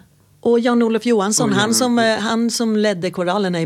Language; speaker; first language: Swedish; native; Swedish